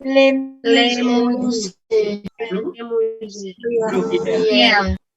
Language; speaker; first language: French; non-native, learner; Indonesian